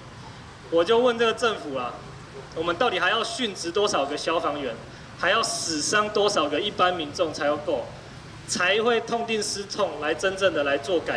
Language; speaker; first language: Chinese; native; Chinese